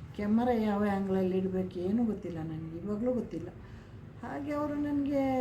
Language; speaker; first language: Kannada; non-native, local second language; Malayalam